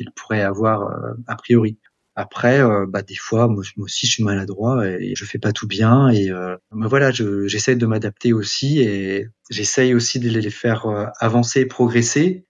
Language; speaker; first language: French; native; French